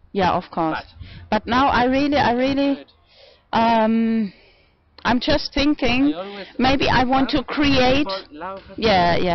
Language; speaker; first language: English; non-native, fluent; German